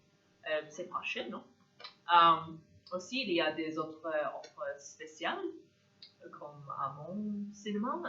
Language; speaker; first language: French; non-native, learner; English